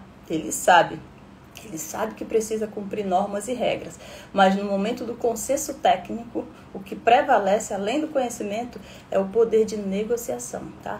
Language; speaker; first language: Portuguese; native; Portuguese